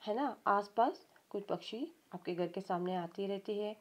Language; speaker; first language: Hindi; non-native, local second language; Kannada